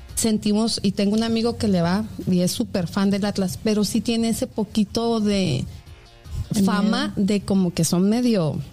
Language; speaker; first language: Spanish; native; Spanish